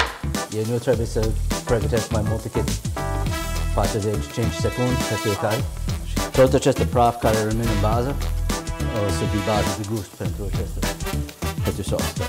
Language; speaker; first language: Romanian; non-native, learner; English